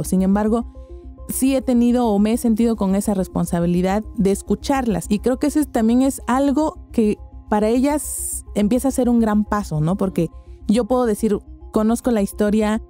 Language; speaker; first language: Spanish; native; Spanish